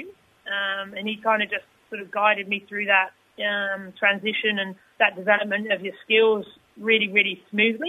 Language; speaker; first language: English; native; English